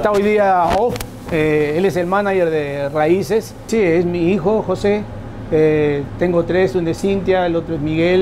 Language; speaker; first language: Spanish; native; Spanish